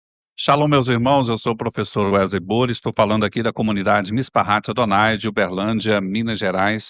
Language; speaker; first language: Portuguese; native; Portuguese